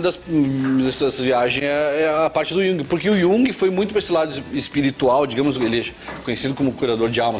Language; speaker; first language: Portuguese; native; Portuguese